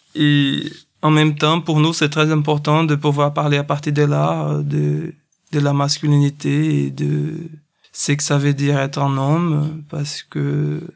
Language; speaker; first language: French; non-native, fluent; Portuguese